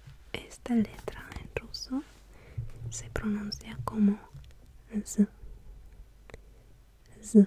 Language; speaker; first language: Spanish; non-native, fluent; Russian